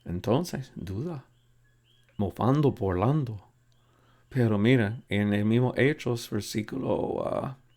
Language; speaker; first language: Spanish; non-native, fluent; English